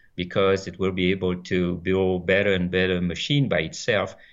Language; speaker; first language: English; non-native, fluent; French